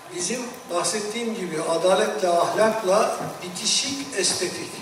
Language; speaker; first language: Turkish; native; Turkish